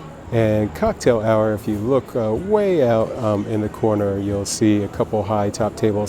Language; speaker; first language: English; native; English